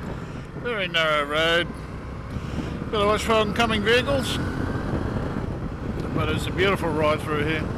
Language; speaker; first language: English; native; English